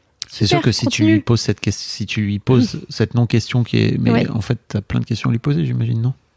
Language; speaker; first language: French; native; French